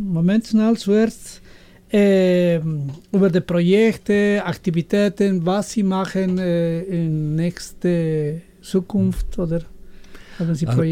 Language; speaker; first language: German; non-native, learner; Spanish